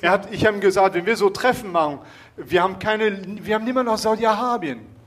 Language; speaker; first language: German; non-native, fluent; French